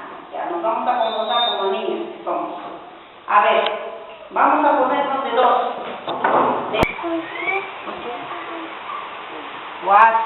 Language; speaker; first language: Spanish; native; Spanish